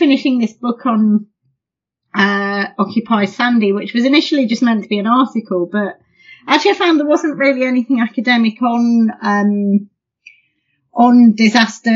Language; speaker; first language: English; native; English